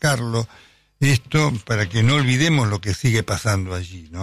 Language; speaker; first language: Spanish; native; Spanish